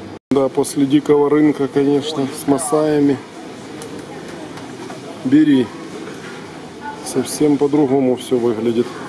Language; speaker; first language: Russian; native; Russian